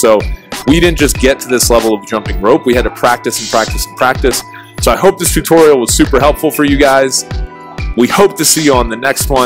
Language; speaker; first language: English; native; English